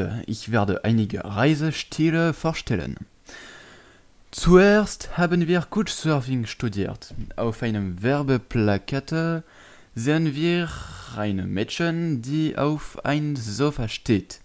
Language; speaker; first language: German; non-native, learner; French